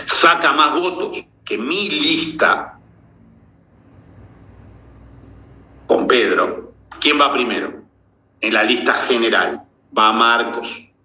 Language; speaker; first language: Spanish; native; Spanish